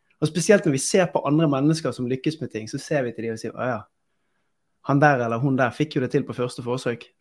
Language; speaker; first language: Norwegian; native; Norwegian